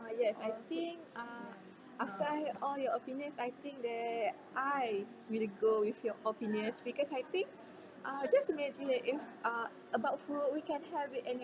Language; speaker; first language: English; non-native, local second language; Malay